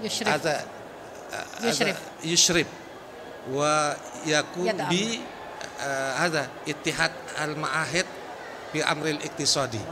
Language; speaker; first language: Arabic; non-native, learner; Indonesian